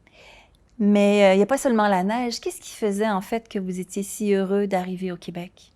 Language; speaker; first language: French; native; French